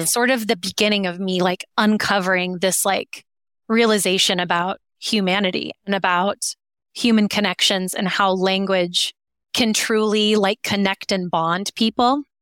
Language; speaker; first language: English; native; English